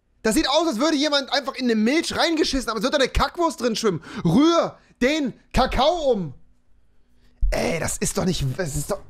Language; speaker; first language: German; native; German